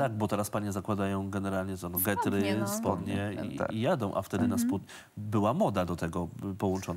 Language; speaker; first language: Polish; native; Polish